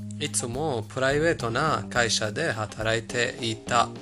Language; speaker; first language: Japanese; non-native, fluent; Persian